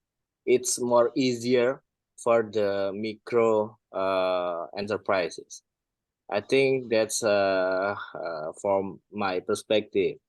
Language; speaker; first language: English; non-native, fluent; Indonesian